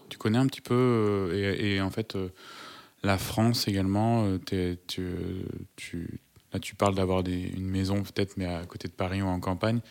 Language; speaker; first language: French; native; French